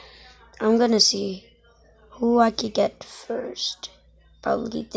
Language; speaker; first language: English; native; English